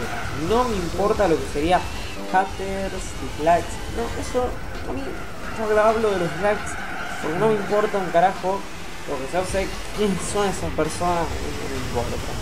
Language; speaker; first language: Spanish; native; Spanish